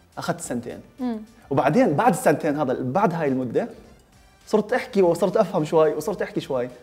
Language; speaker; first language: Arabic; non-native, fluent; Korean